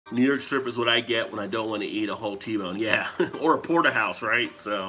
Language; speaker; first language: English; native; English